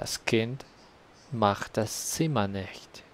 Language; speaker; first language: German; non-native, learner; Spanish